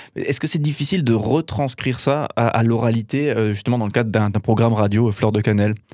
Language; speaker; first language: French; native; French